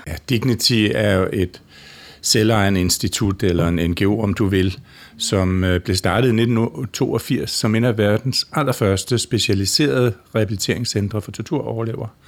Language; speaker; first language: Danish; native; Danish